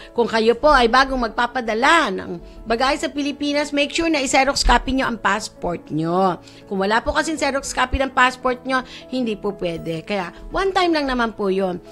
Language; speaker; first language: Filipino; native; Filipino